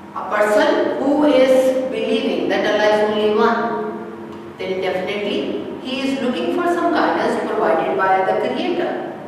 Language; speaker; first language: English; non-native, local second language; Urdu